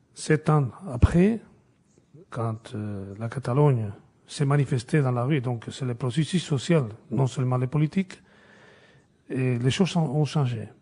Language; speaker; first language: French; non-native, fluent; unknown